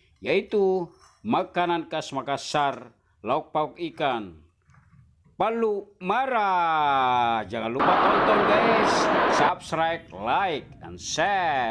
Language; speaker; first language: Indonesian; non-native, local second language; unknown